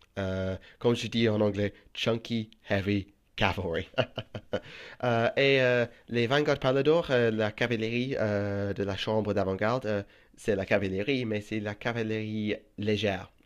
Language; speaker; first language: French; non-native, fluent; English